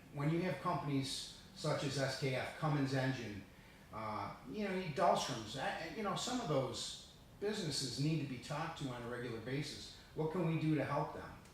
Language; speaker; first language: English; early bilingual, other home language; Italian